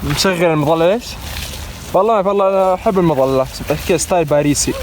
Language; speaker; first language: Arabic; native; Arabic